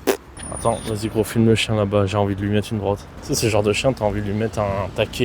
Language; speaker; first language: French; native; French